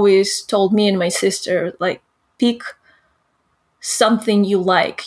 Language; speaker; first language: English; non-native, fluent; Russian